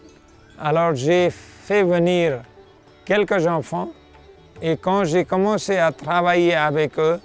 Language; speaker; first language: French; non-native, fluent; Nepali